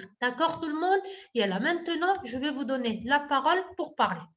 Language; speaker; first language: French; non-native, local second language; Arabic